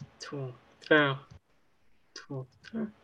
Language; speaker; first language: Chinese; early bilingual, heritage; English